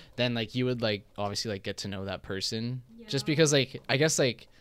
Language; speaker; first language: English; non-native, local second language; Cantonese